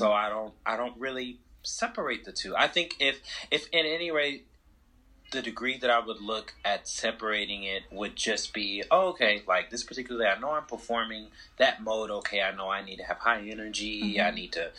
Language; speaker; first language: English; native; English